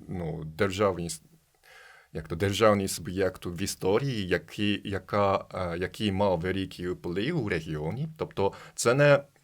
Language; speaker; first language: Ukrainian; non-native, fluent; Japanese